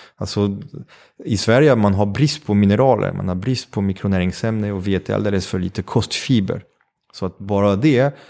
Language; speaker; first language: Swedish; non-native, fluent; French